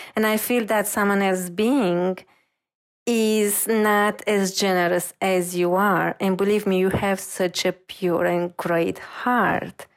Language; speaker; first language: English; non-native, fluent; Romanian